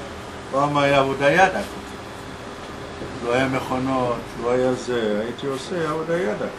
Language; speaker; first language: Hebrew; non-native, learner; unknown